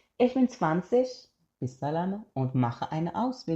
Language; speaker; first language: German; non-native, fluent; Persian